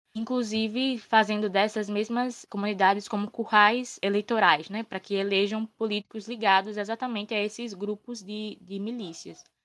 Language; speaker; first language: Portuguese; native; Portuguese